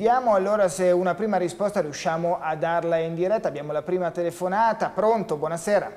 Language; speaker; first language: Italian; native; Italian